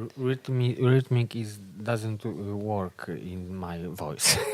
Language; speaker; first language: English; non-native, learner; Polish